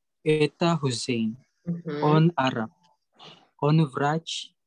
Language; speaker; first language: Russian; non-native, learner; Indonesian